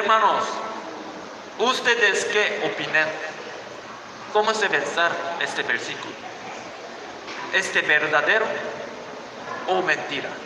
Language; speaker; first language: Spanish; non-native, learner; Korean